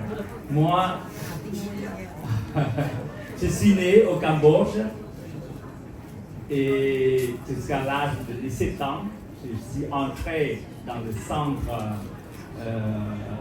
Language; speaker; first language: French; non-native, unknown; Khmer